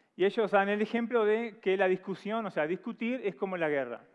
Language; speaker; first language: Spanish; native; Spanish